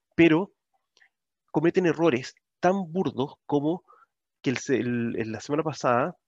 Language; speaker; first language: Spanish; native; Spanish